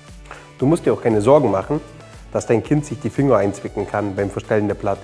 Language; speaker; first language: German; native; German